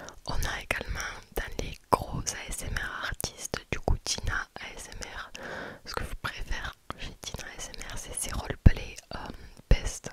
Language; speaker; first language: French; native; French